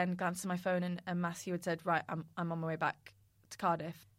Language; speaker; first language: English; native; English